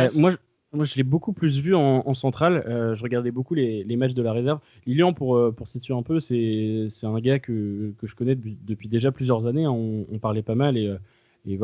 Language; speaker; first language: French; native; French